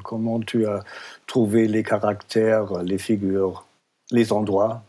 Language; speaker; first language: French; non-native, fluent; German